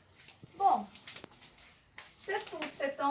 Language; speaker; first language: French; non-native, learner; Portuguese